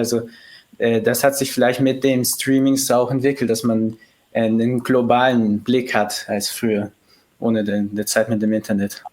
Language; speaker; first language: German; early bilingual, heritage; Portuguese